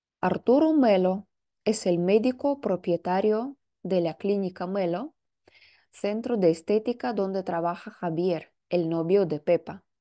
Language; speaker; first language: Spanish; non-native, fluent; Russian